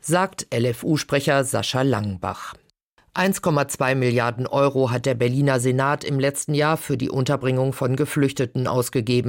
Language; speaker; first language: German; native; German